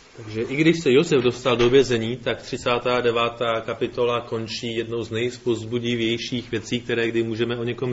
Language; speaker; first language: Czech; native; Czech